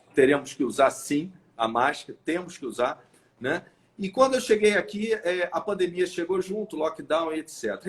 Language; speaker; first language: Portuguese; native; Portuguese